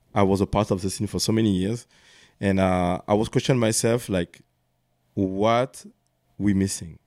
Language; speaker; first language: English; non-native, learner; French